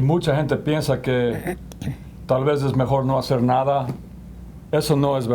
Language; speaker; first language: Spanish; native; Spanish